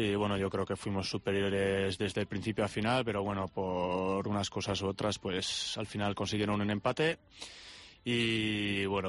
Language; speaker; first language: Spanish; native; Spanish